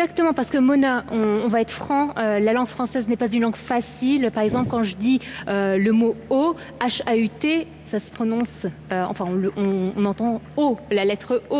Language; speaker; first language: French; non-native, fluent; Arabic